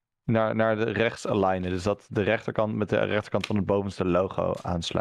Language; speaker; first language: Dutch; native; Dutch